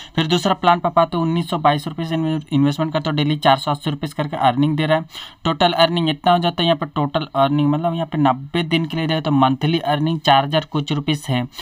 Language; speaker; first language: Hindi; native; Hindi